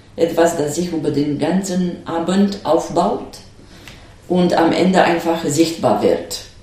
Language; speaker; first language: German; non-native, fluent; Romanian